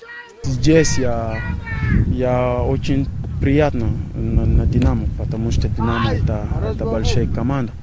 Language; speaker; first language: Ukrainian; non-native, learner; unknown